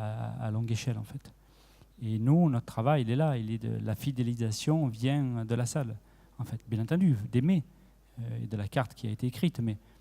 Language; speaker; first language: French; native; French